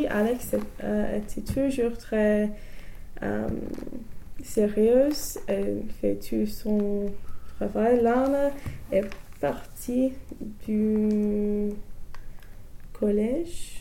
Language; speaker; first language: French; non-native, learner; English